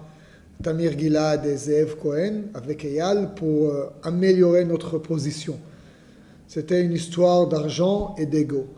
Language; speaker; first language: French; non-native, fluent; Hebrew